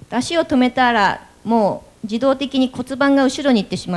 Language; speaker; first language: Japanese; native; Japanese